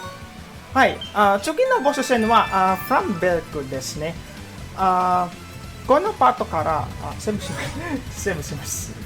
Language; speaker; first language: Japanese; non-native, learner; Filipino